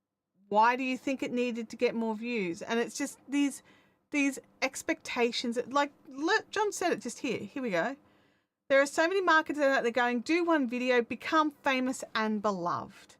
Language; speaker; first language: English; native; English